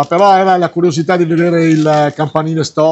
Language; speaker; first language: Italian; native; Italian